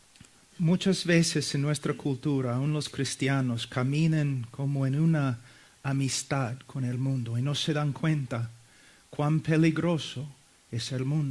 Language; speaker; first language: Spanish; non-native, fluent; English